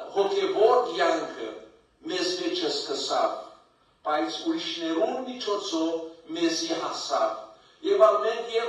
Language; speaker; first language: Armenian; early bilingual, heritage; Armenian